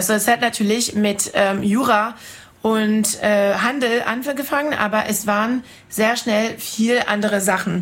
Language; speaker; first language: German; non-native, fluent; French